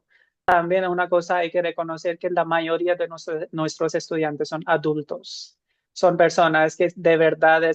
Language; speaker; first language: Spanish; non-native, fluent; Hindi